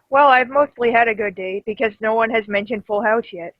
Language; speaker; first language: English; native; English